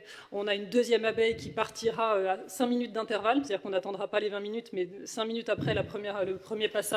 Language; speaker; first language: French; native; French